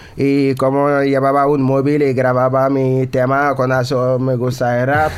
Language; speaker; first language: Spanish; non-native, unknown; Wolof